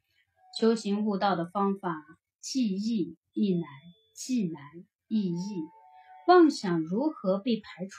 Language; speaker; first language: Chinese; native; Chinese